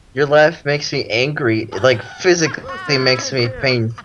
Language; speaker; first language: English; native; English